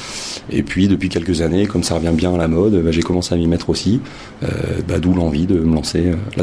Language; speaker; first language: French; native; French